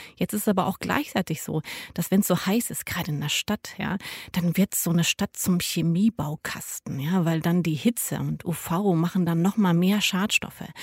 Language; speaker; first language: German; native; German